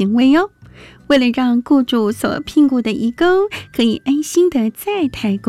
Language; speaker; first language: Chinese; native; Chinese